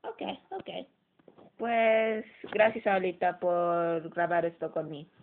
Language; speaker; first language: Spanish; early bilingual, heritage; English